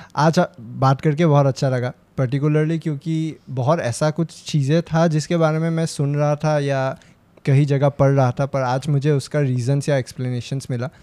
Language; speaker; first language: Hindi; non-native, local second language; Assamese